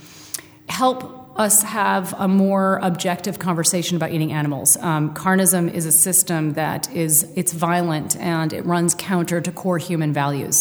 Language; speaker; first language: English; native; English